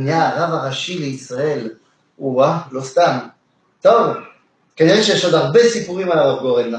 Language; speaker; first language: Hebrew; native; Hebrew